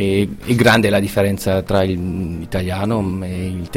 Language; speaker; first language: Italian; non-native, learner; German